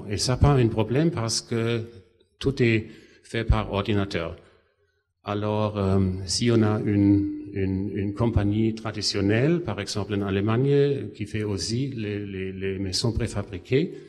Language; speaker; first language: French; non-native, fluent; German